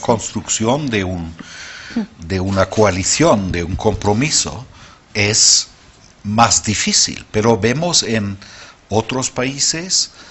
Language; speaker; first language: Spanish; non-native, fluent; German